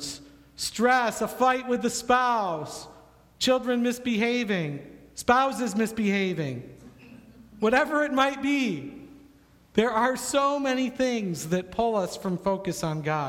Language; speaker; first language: English; native; English